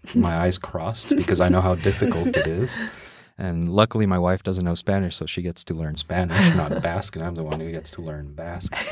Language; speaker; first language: English; early bilingual, heritage; English